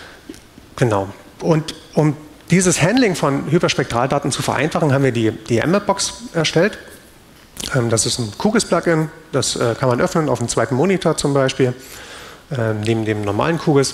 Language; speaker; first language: German; native; German